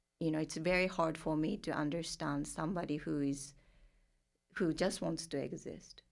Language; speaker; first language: English; non-native, fluent; Japanese